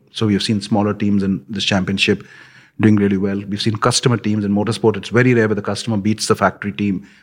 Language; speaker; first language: English; non-native, local second language; Punjabi